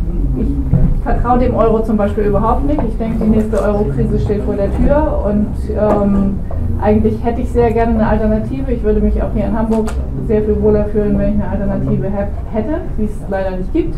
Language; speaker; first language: German; native; German